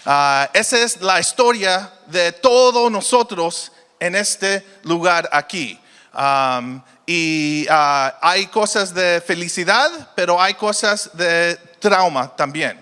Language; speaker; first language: Spanish; early bilingual, heritage; Spanish